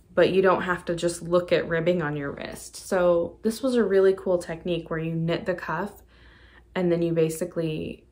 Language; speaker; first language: English; native; English